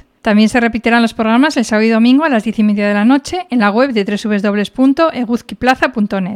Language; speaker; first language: Spanish; native; Spanish